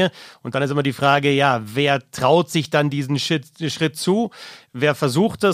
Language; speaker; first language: German; native; German